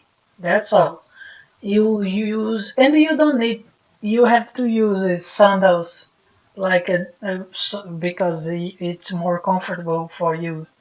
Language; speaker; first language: English; non-native, fluent; Portuguese